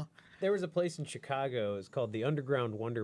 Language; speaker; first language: English; native; English